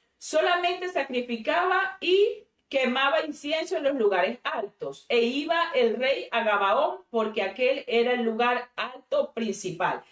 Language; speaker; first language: Spanish; native; Spanish